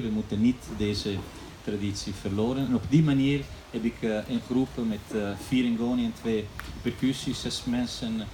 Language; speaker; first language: Dutch; non-native, fluent; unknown